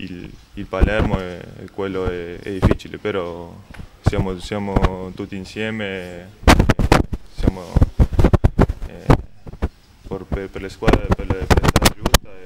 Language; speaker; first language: Italian; non-native, learner; Spanish